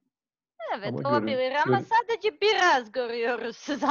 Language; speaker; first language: Turkish; non-native, learner; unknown